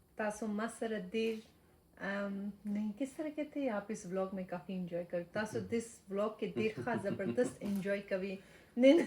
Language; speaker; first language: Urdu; non-native, fluent; Persian